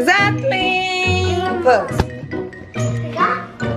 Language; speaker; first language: Portuguese; native; Portuguese